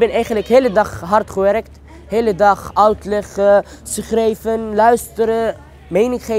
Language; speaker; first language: Dutch; non-native, learner; Arabic